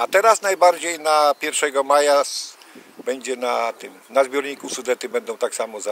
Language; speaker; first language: Polish; native; Polish